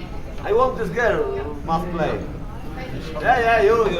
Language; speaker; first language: English; non-native, learner; Polish